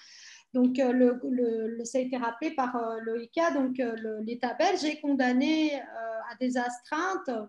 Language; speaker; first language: French; native; French